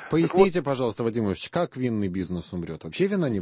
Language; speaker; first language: Russian; native; Russian